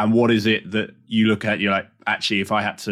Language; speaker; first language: English; native; English